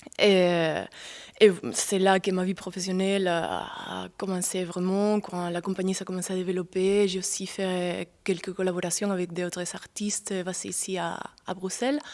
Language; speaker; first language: French; non-native, fluent; Spanish